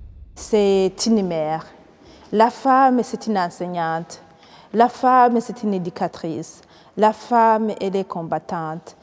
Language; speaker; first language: French; native; French